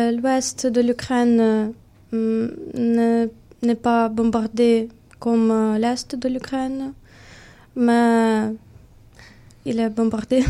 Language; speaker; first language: French; non-native, learner; Ukrainian